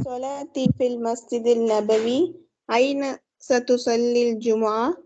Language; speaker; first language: Arabic; non-native, learner; Tamil